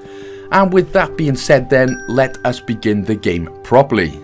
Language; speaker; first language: English; native; English